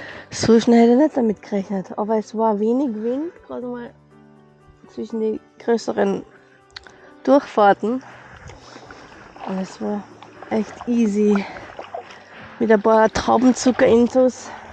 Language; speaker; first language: German; native; German